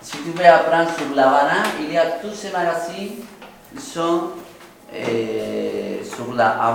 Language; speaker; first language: French; non-native, fluent; Spanish